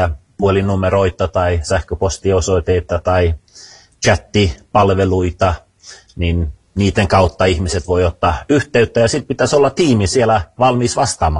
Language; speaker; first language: Finnish; early bilingual, heritage; Finnish